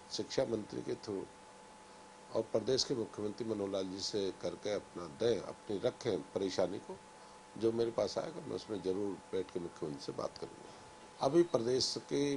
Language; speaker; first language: Hindi; native; Hindi